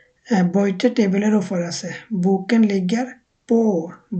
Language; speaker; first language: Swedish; non-native, fluent; Bangla